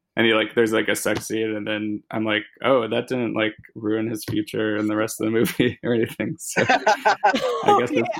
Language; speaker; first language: English; native; English